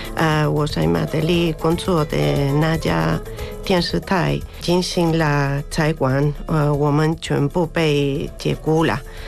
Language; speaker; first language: Chinese; non-native, learner; Spanish